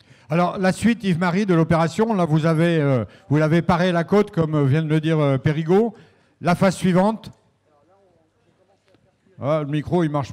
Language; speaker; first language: French; native; French